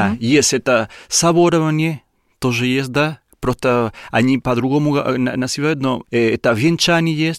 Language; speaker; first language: Russian; non-native, learner; Spanish